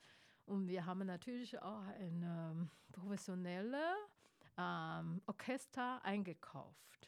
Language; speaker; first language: German; non-native, fluent; Chinese